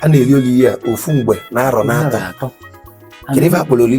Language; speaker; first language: Igbo; native; Igbo